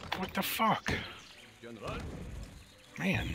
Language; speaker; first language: English; native; English